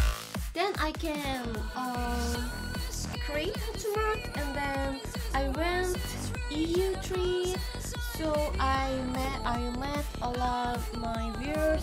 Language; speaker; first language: English; non-native, learner; Korean